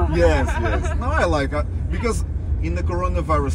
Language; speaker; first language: English; non-native, learner; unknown